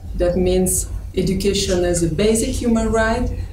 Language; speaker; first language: English; non-native, fluent; Italian